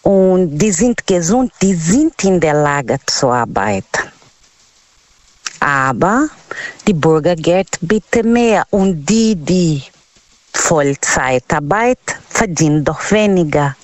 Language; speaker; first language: German; non-native, learner; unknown